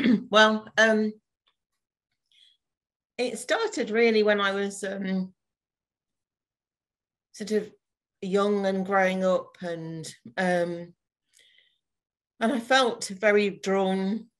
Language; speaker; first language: English; native; English